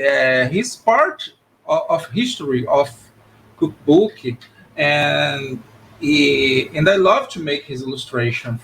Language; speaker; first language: English; non-native, learner; Portuguese